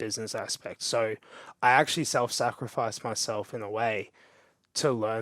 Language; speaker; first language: English; native; English